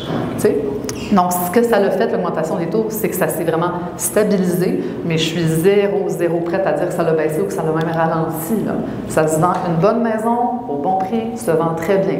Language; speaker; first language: French; native; French